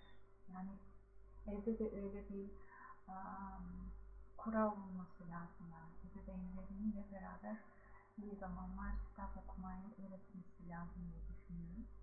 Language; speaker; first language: Turkish; non-native, fluent; Kazakh